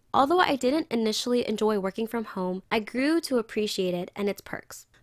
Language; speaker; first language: English; native; English